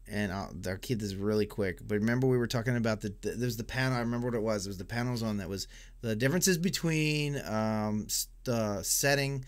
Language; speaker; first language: English; native; English